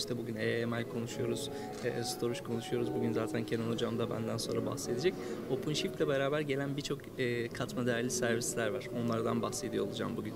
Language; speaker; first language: Turkish; native; Turkish